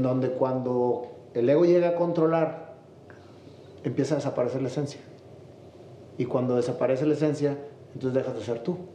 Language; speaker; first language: Spanish; native; Spanish